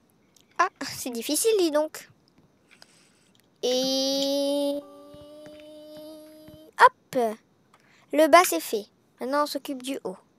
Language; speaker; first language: French; native; French